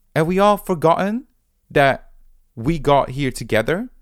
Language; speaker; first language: English; non-native, fluent; Italian